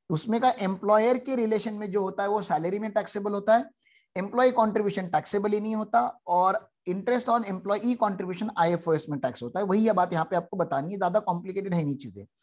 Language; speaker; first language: Hindi; native; Hindi